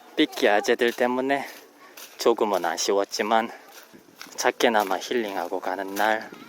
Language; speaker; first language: Korean; native; Korean